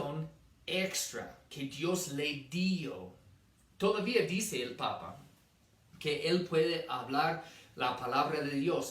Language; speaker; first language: Spanish; non-native, fluent; English